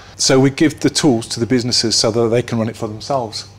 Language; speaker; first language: English; native; English